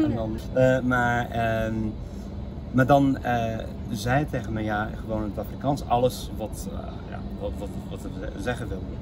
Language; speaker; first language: Dutch; non-native, fluent; English